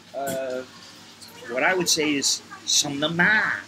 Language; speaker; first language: English; native; English